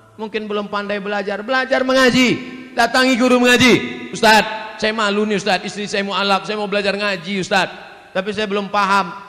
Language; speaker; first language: Malay; native; Malay